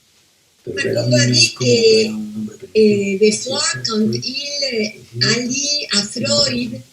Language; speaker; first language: French; non-native, fluent; Spanish